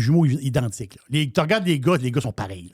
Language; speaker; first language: French; native; French